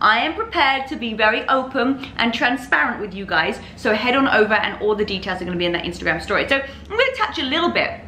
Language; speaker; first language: English; native; English